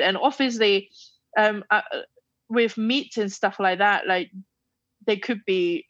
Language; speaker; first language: English; non-native, local second language; Cantonese